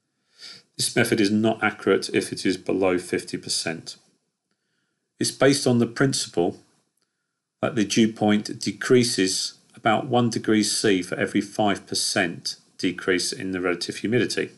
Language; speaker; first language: English; native; English